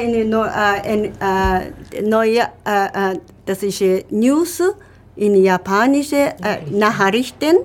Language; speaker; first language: German; non-native, learner; Japanese